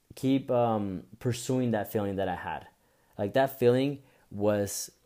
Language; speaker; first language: English; early bilingual, other home language; Spanish